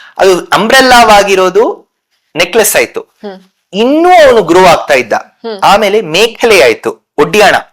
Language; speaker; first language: Kannada; non-native, local second language; Tamil